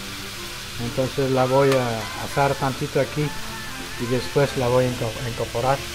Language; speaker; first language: Spanish; non-native, fluent; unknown